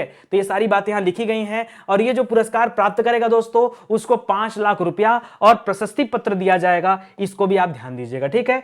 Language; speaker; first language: Hindi; native; Hindi